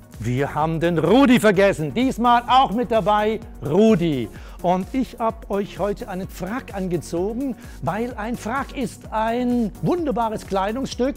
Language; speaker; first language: German; native; German